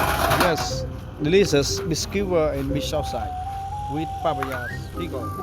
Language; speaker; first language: English; non-native, learner; Khmer